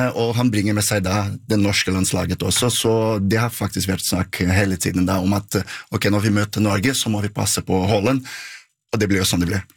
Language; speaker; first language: Norwegian; non-native, fluent; Portuguese